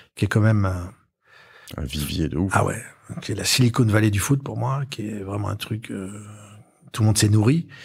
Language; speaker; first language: French; native; French